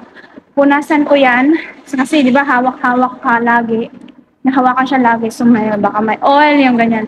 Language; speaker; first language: Filipino; native; Filipino